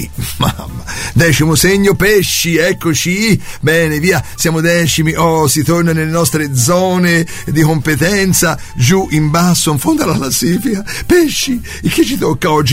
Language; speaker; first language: Italian; native; Italian